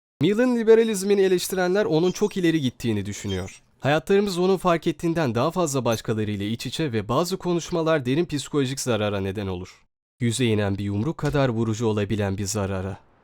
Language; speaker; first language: Turkish; native; Turkish